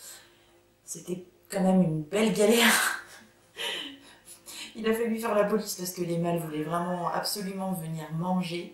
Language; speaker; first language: French; native; French